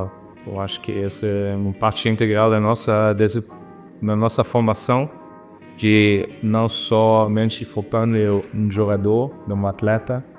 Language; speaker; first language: Portuguese; non-native, fluent; German